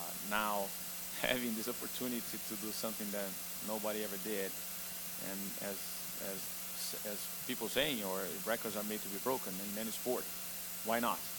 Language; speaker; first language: English; non-native, fluent; Portuguese